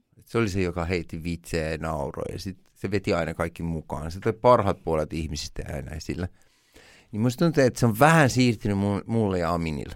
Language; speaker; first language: Finnish; early bilingual, other home language; Persian